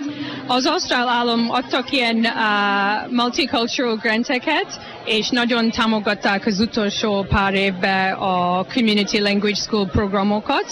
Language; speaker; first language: Hungarian; early bilingual, heritage; Hungarian